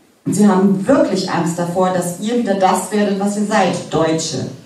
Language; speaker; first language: German; native; German